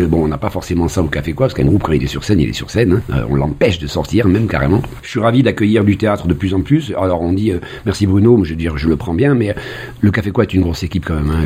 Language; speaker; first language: French; native; French